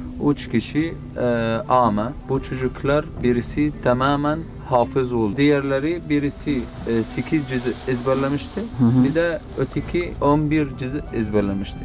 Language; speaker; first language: Turkish; non-native, fluent; Arabic